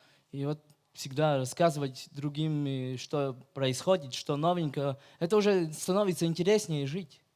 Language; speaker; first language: Russian; non-native, fluent; Latvian